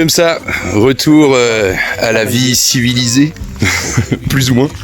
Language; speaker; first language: French; native; French